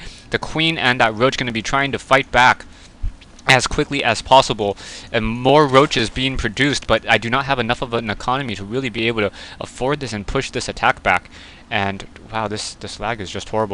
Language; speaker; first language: English; native; English